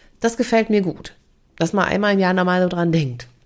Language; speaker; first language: German; native; German